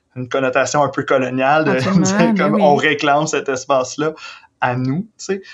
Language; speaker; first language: French; native; French